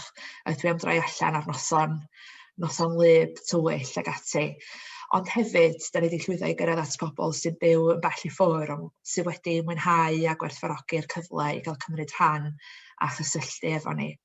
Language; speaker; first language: Welsh; native; Welsh